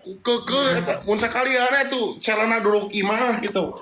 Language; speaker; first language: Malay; non-native, local second language; Sundanese